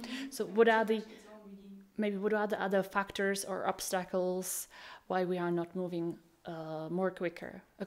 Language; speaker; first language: English; non-native, fluent; Czech